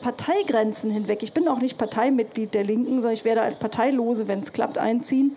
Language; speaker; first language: German; native; German